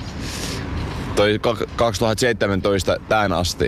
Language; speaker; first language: Finnish; non-native, fluent; Arabic